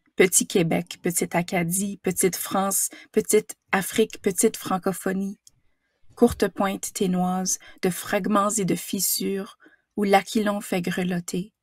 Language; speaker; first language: French; native; French